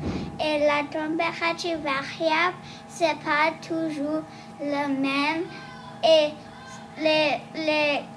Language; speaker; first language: French; non-native, learner; English